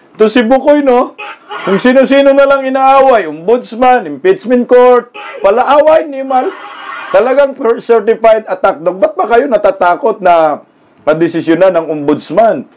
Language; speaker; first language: Filipino; non-native, local second language; Cebuano